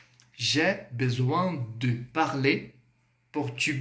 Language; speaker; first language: French; non-native, fluent; Portuguese